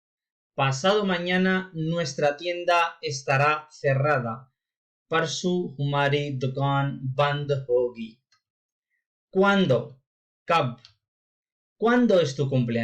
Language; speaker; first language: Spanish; non-native, fluent; Urdu